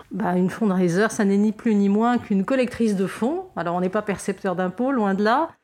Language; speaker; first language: French; non-native, local second language; Arabic